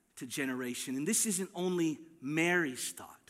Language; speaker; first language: English; early bilingual, other home language; Filipino